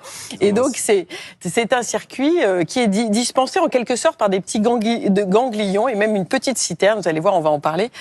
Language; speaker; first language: French; native; French